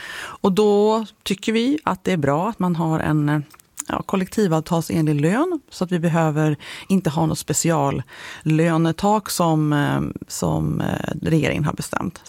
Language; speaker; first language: Swedish; native; Swedish